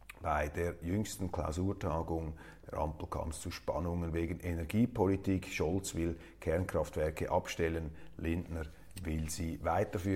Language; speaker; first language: German; native; German